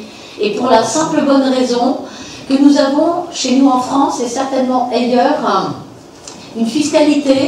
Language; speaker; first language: French; native; French